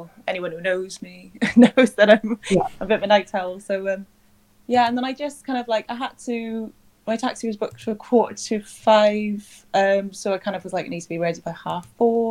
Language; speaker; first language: English; native; English